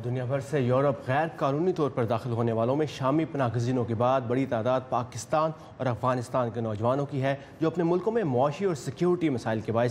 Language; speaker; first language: Urdu; native; Urdu